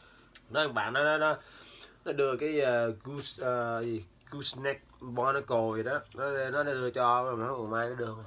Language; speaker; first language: Vietnamese; early bilingual, heritage; Vietnamese